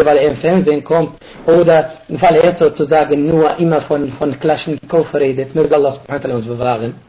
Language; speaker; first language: German; non-native, fluent; Arabic